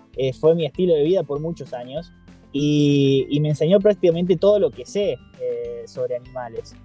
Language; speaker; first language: Spanish; native; Spanish